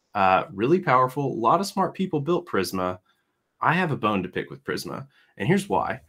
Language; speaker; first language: English; native; English